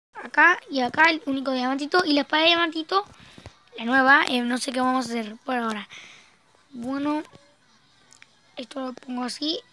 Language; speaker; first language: Spanish; native; Spanish